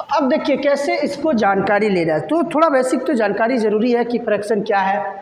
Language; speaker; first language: Hindi; native; Hindi